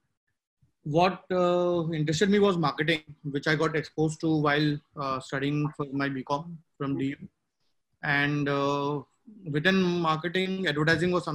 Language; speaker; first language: English; non-native, local second language; Telugu